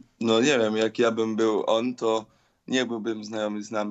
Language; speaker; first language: Polish; early bilingual, heritage; Polish